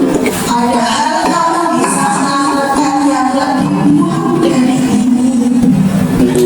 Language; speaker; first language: Indonesian; native; Indonesian